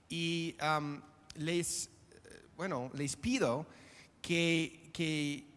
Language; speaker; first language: Spanish; non-native, fluent; English